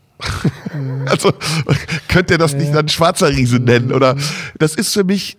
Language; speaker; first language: German; early bilingual, other home language; Turkish